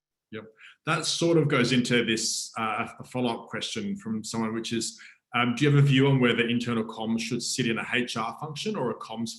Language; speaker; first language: English; native; English